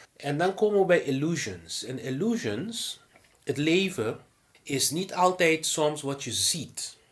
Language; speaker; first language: Dutch; non-native, local second language; Papiamento